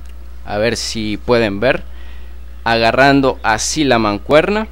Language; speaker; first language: Spanish; native; Spanish